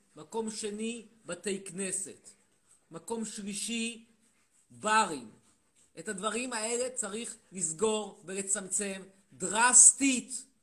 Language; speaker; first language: Hebrew; native; Hebrew